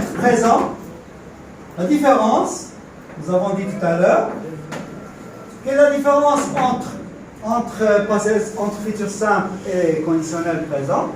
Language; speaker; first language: French; non-native, local second language; Arabic